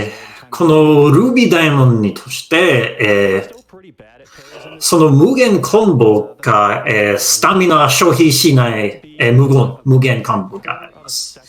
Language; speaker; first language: Japanese; non-native, fluent; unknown